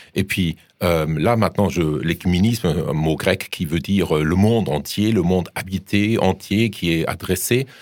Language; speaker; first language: French; non-native, fluent; German